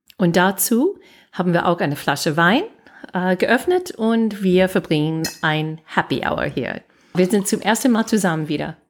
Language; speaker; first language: German; non-native, fluent; English